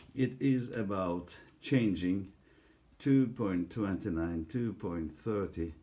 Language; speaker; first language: English; non-native, learner; Turkish